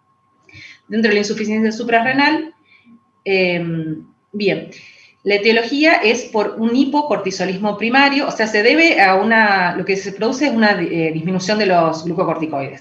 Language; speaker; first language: Spanish; native; Spanish